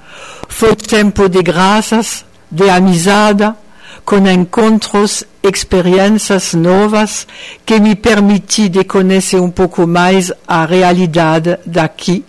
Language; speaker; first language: Portuguese; non-native, fluent; French